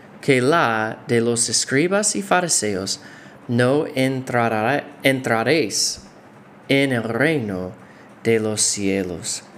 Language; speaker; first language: Spanish; non-native, fluent; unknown